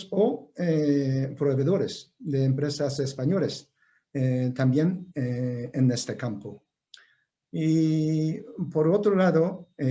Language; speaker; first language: Spanish; non-native, fluent; Japanese